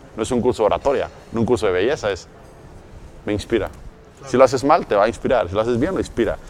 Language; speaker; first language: Spanish; native; Spanish